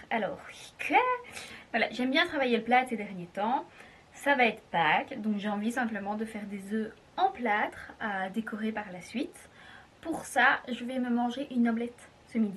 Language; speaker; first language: French; native; French